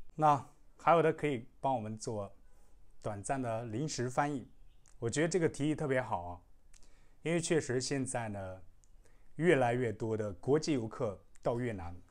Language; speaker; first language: Chinese; native; Chinese